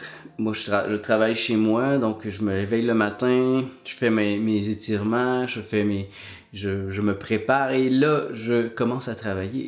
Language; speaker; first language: French; native; French